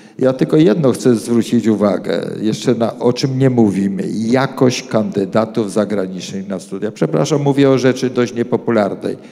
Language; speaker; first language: Polish; native; Polish